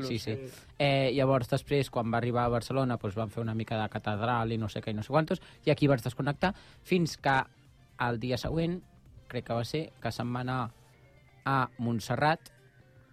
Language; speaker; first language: Catalan; native; Catalan